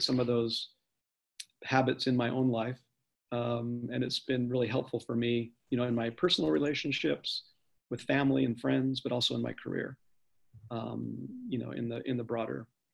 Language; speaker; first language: English; native; English